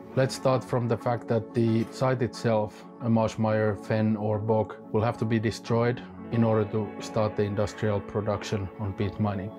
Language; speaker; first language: English; non-native, fluent; Finnish